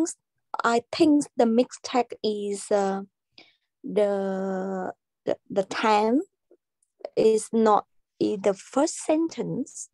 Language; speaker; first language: English; non-native, learner; Vietnamese